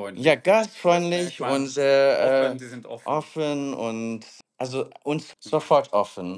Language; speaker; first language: German; non-native, learner; English